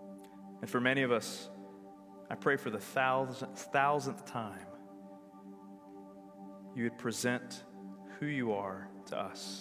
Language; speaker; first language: English; native; English